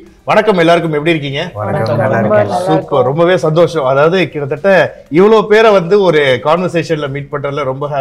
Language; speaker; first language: Tamil; native; Tamil